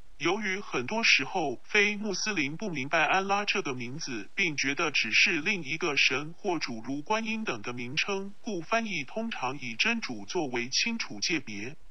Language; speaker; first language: Chinese; non-native, local second language; Cantonese